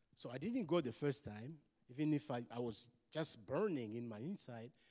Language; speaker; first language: English; non-native, local second language; Kinyarwanda